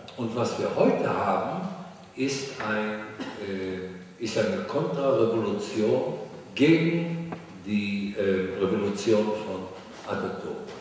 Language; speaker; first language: German; non-native, fluent; Hebrew